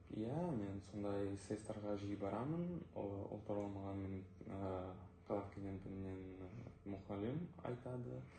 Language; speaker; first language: Kazakh; non-native, local second language; Russian